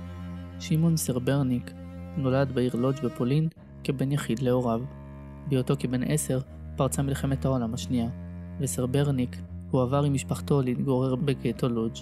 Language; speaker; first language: Hebrew; native; Hebrew